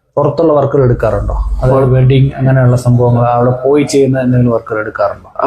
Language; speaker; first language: Malayalam; native; Malayalam